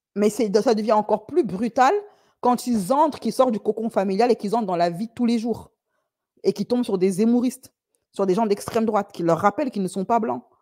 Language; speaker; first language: French; native; French